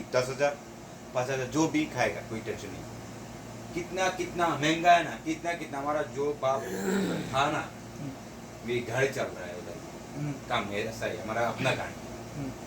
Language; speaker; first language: Hindi; non-native, learner; Bangla